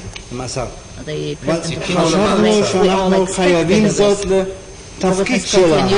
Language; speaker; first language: Hebrew; non-native, fluent; German